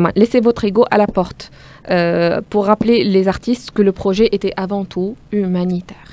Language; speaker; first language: French; non-native, local second language; Arabic